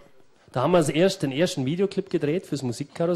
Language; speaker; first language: German; native; German